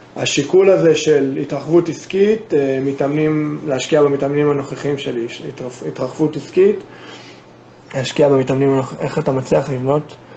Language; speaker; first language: Hebrew; non-native, fluent; English